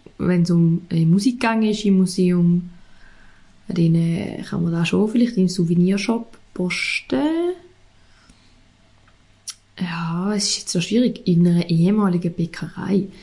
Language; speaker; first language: German; native; German